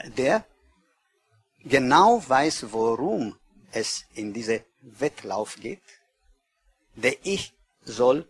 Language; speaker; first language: German; non-native, learner; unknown